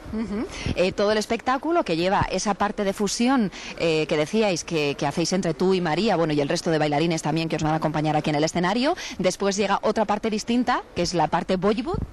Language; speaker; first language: Spanish; native; Spanish